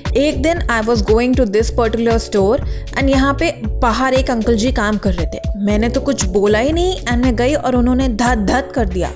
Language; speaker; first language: Hindi; native; Hindi